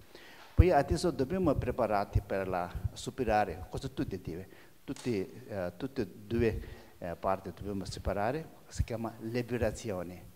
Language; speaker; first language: Italian; non-native, learner; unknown